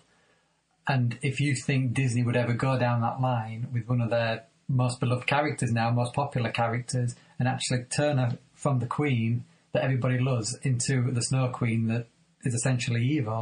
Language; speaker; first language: English; native; English